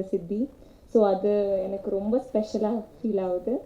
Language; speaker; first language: Tamil; non-native, fluent; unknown